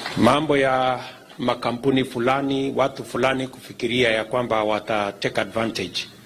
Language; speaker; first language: Swahili; non-native, local second language; Kalenjin